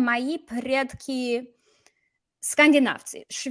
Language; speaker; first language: Russian; non-native, fluent; English